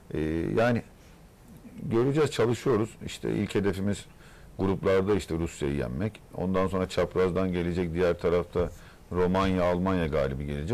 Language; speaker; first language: Turkish; native; Turkish